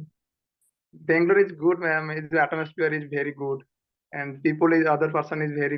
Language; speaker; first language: English; non-native, learner; Odia